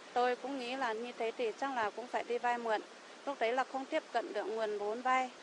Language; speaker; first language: Vietnamese; non-native, local second language; Iu Mien